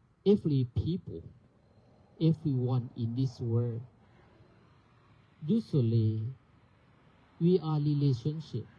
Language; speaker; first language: English; non-native, learner; Thai